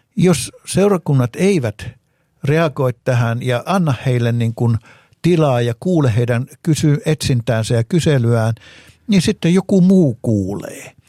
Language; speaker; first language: Finnish; native; Finnish